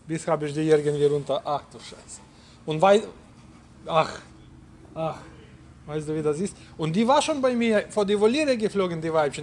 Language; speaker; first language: German; non-native, learner; Polish